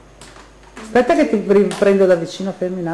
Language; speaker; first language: Italian; native; Italian